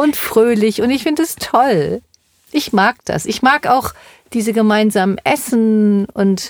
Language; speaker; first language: German; native; German